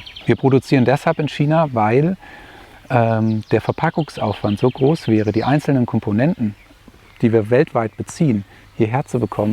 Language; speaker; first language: German; native; German